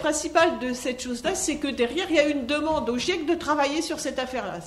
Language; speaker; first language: French; native; French